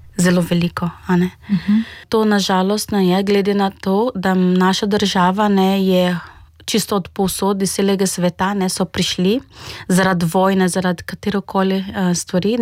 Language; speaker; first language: Slovenian; non-native, fluent; Portuguese